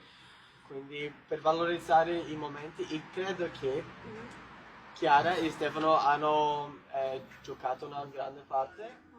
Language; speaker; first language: Italian; non-native, learner; Portuguese